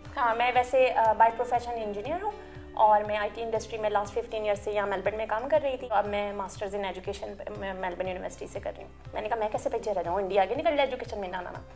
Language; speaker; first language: Urdu; native; Urdu